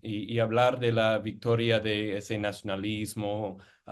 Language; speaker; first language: Spanish; non-native, fluent; English